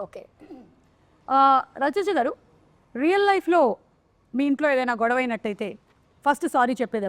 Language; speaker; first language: Telugu; non-native, local second language; Malayalam